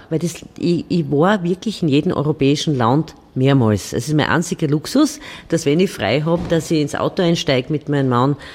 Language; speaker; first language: German; native; German